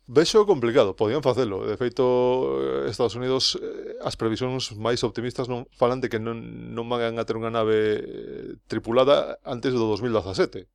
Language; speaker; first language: Galician; non-native, local second language; Spanish